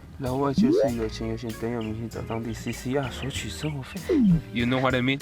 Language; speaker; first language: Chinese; native; Chinese